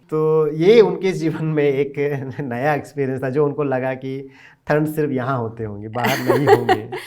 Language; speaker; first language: Hindi; non-native, local second language; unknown